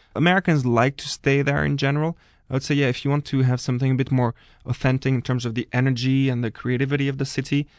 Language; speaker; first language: English; non-native, fluent; French